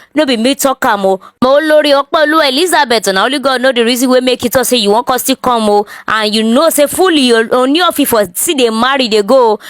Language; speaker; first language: Nigerian Pidgin; non-native, local second language; Yoruba